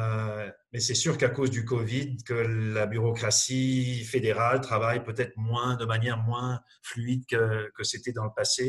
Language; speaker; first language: French; non-native, fluent; English